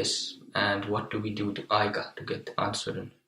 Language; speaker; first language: English; non-native, fluent; Finnish